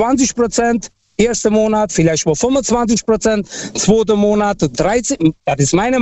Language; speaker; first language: German; early bilingual, other home language; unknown